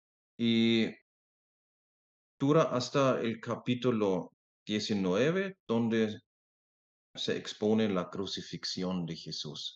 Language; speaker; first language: Spanish; non-native, fluent; German